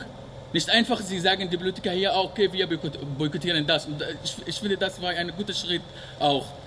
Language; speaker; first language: German; non-native, learner; Arabic